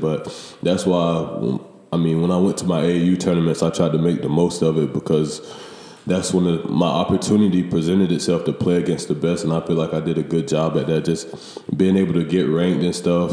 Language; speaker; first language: English; native; English